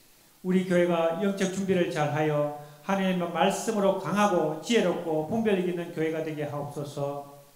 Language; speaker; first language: Korean; native; Korean